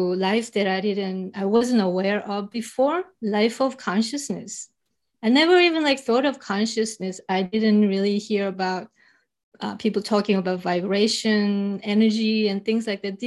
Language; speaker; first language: English; non-native, fluent; Korean